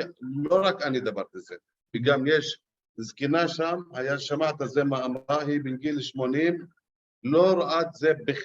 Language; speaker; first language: Hebrew; non-native, local second language; Arabic